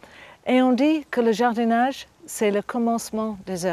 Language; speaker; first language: French; non-native, fluent; English